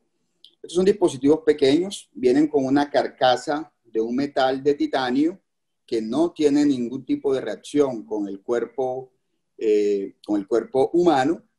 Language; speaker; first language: Spanish; native; Spanish